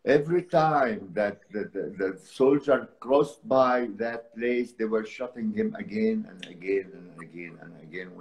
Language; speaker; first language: English; non-native, fluent; Arabic